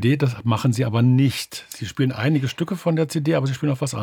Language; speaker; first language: German; native; German